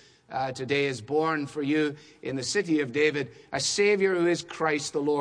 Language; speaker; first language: English; native; English